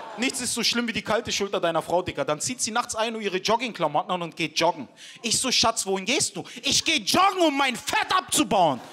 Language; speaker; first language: German; early bilingual, other home language; Turkish